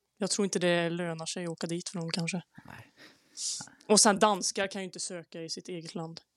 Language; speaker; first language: Swedish; native; Swedish